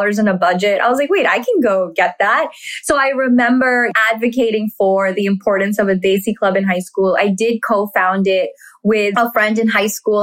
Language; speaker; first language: English; early bilingual, other home language; Hindi